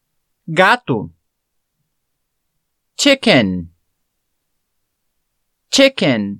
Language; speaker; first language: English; non-native, fluent; Portuguese